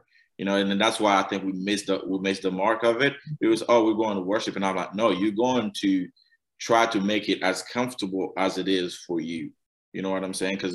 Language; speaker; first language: English; non-native, fluent; Haitian Creole